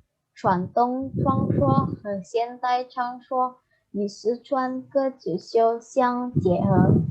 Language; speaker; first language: Chinese; non-native, learner; Indonesian